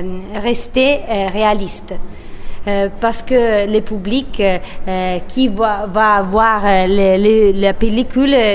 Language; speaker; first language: French; non-native, learner; Italian